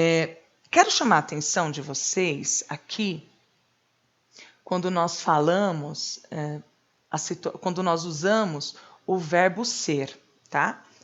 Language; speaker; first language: Portuguese; native; Portuguese